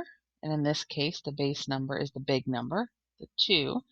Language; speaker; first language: English; native; English